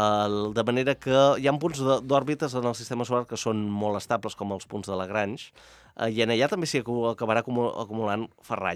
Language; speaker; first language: Catalan; native; Catalan